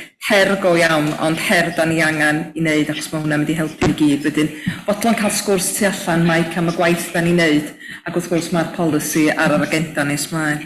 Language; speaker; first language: Welsh; native; Welsh